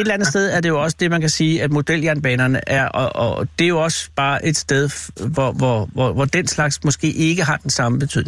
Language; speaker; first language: Danish; native; Danish